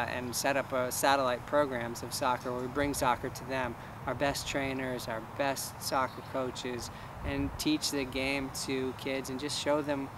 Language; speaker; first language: English; native; English